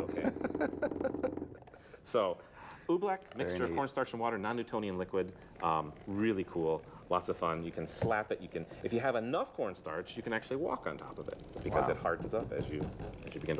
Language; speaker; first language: English; native; English